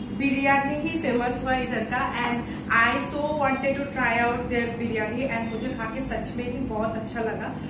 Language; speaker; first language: Hindi; non-native, local second language; Bangla